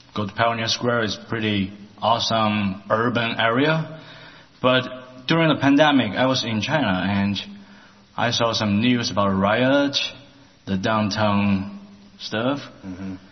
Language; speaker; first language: English; non-native, learner; Chinese